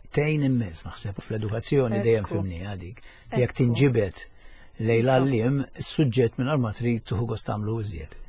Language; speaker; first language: Maltese; native; Maltese